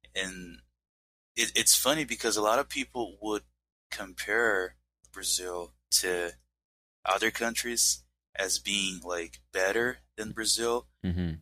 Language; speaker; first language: English; non-native, fluent; Portuguese